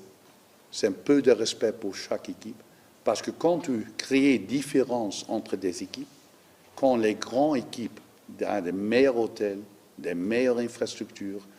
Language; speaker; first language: French; non-native, learner; Dutch